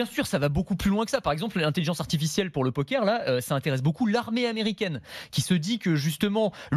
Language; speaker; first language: French; native; French